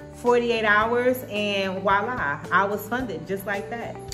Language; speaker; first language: English; native; English